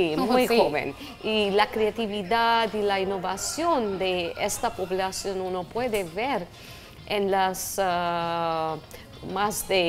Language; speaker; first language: Spanish; non-native, fluent; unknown